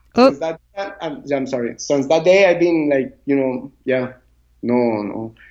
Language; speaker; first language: English; non-native, learner; Spanish